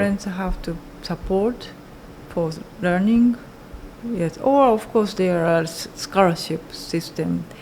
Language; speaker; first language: English; non-native, learner; Japanese